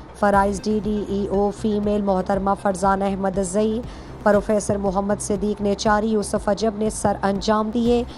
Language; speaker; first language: Urdu; non-native, local second language; Baluchi